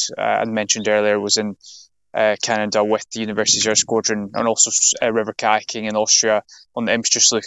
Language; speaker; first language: English; native; English